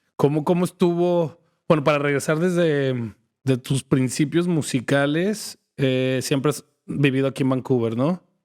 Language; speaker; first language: Spanish; native; Spanish